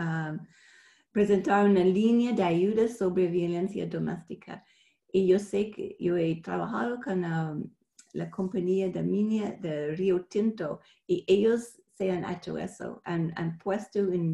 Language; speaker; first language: Spanish; non-native, fluent; English